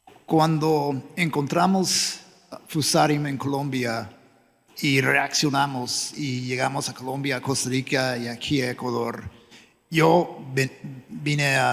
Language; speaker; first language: Spanish; non-native, fluent; English